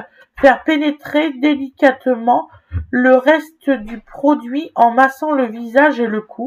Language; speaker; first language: French; native; French